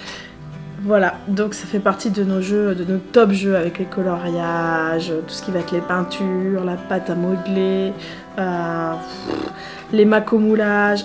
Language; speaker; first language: French; native; French